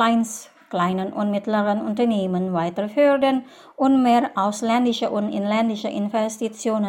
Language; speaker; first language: German; non-native, fluent; Indonesian